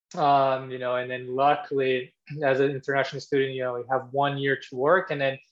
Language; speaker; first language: English; non-native, fluent; Portuguese